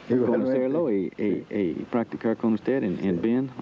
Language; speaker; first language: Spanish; non-native, learner; English